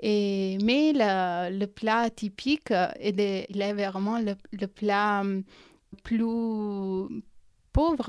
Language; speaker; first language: French; non-native, fluent; Italian